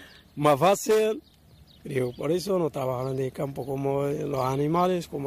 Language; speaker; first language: Spanish; non-native, learner; Arabic